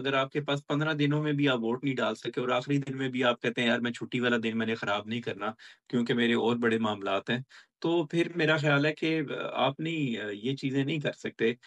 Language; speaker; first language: Urdu; non-native, local second language; Punjabi